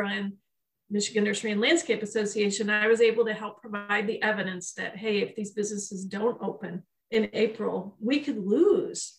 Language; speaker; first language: English; native; English